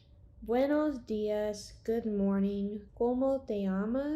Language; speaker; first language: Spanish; non-native, learner; English